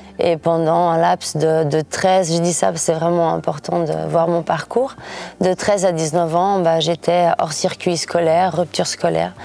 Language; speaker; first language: French; early bilingual, other home language; Portuguese